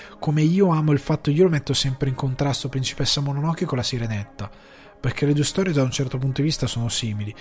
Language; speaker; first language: Italian; native; Italian